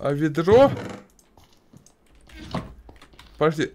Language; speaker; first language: Russian; native; Russian